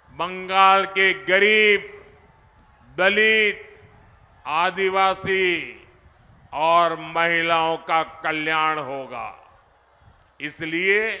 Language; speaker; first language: Hindi; non-native, local second language; Gujarati